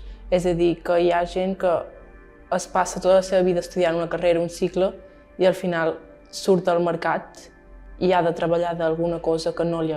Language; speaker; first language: Catalan; non-native, local second language; Spanish